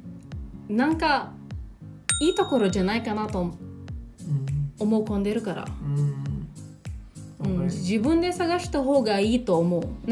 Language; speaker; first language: Japanese; non-native, local second language; Filipino